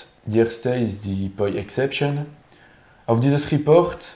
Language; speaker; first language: German; non-native, learner; French